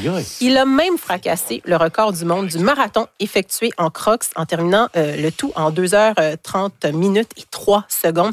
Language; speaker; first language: French; native; French